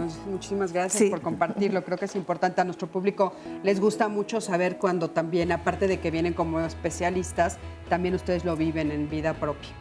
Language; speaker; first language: Spanish; native; Spanish